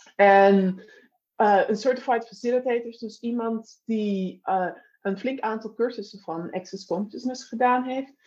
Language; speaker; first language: Dutch; native; Dutch